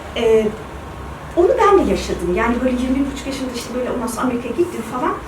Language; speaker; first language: Turkish; early bilingual, heritage; Turkish